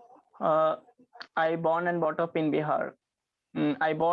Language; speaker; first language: English; non-native, learner; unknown